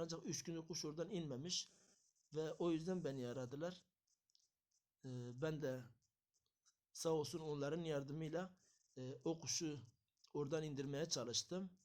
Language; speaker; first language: Turkish; native; Turkish